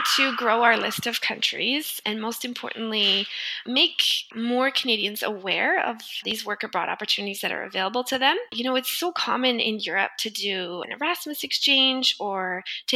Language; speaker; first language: English; native; English